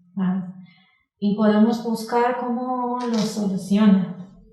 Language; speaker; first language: Spanish; non-native, learner; Persian